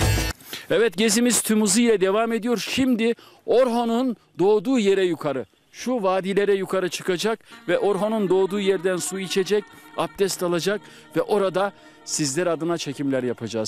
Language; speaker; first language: Turkish; native; Turkish